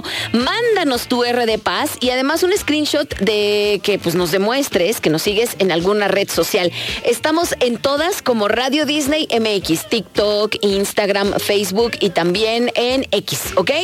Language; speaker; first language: Spanish; native; Spanish